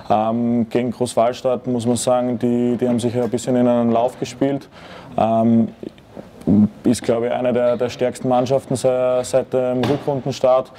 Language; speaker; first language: German; native; German